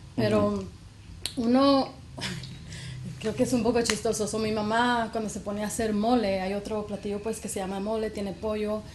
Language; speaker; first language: Spanish; early bilingual, heritage; Spanish